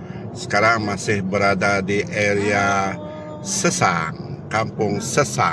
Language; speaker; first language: Malay; native; Malay